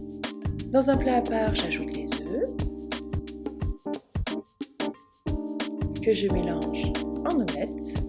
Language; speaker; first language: French; native; French